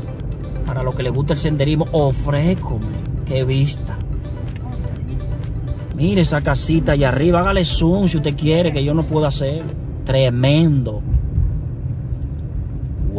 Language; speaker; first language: Spanish; native; Spanish